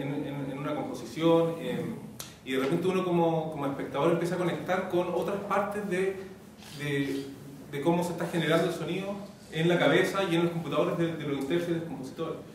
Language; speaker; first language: Spanish; native; Spanish